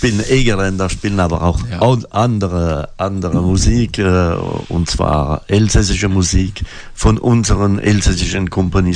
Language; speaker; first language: German; non-native, local second language; French